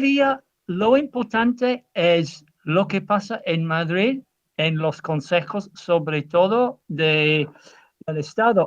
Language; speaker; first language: Spanish; non-native, fluent; English